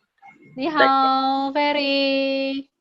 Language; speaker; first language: Chinese; non-native, fluent; Indonesian